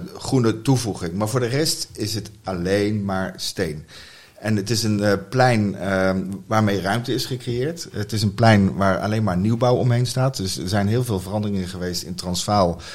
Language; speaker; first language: Dutch; native; Dutch